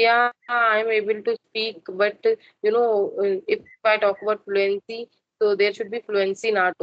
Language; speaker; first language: English; non-native, learner; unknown